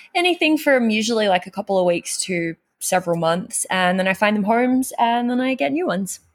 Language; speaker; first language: English; native; English